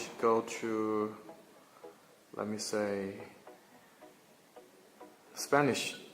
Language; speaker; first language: English; non-native, learner; Chinese